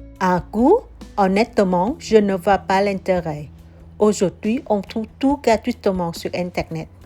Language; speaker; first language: French; non-native, learner; Vietnamese